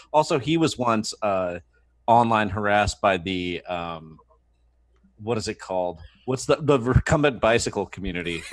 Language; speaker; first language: English; native; English